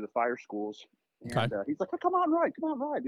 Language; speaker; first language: English; native; English